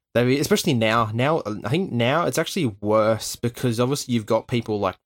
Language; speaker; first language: English; native; English